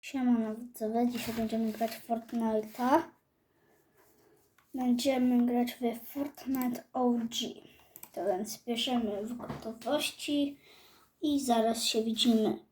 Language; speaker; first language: Polish; native; Polish